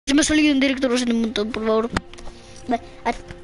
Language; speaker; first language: Spanish; native; Spanish